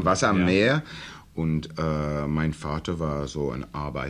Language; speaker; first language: German; non-native, learner; English